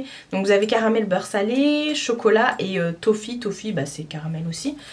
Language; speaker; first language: French; native; French